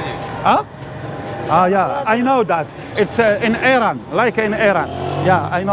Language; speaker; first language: English; non-native, learner; Arabic